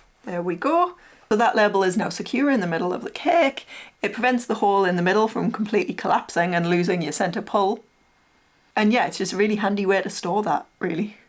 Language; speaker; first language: English; native; English